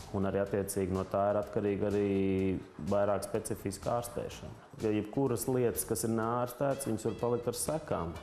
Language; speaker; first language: Latvian; native; Latvian